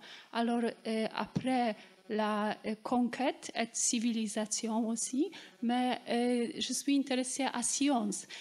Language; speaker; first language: French; non-native, learner; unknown